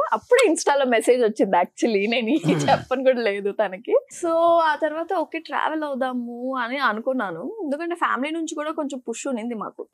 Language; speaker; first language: Telugu; native; Telugu